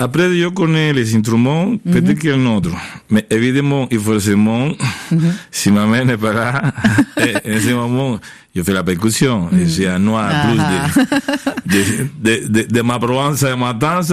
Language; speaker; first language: French; non-native, fluent; Spanish